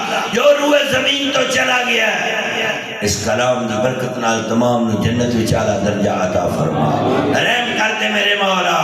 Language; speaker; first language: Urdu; non-native, local second language; Punjabi